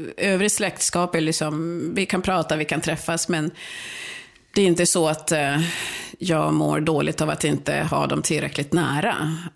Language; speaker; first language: Swedish; early bilingual, other home language; Swahili